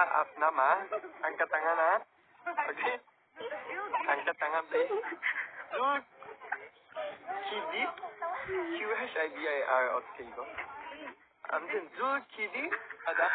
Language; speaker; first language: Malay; non-native, learner; Korean